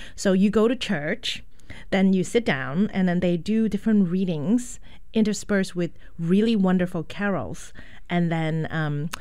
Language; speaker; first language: English; non-native, local second language; Cantonese